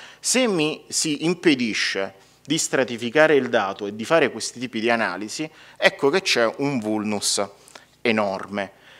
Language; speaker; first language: Italian; native; Italian